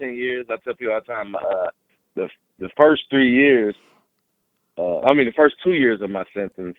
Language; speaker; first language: English; native; English